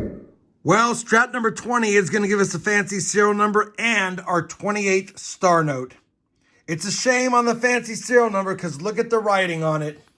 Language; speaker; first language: English; native; English